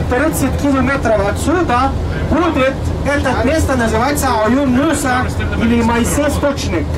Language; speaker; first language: Russian; non-native, learner; Arabic